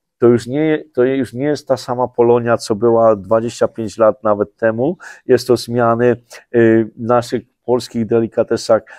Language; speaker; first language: Polish; native; Polish